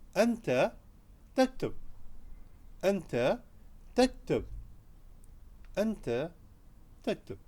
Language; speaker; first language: Arabic; non-native, fluent; Urdu